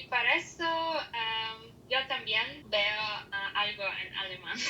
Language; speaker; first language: Spanish; non-native, learner; German